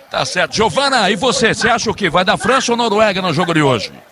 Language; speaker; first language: Portuguese; native; Portuguese